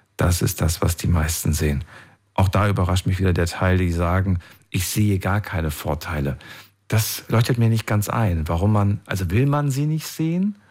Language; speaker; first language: German; native; German